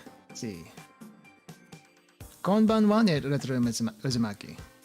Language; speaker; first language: Japanese; non-native, learner; English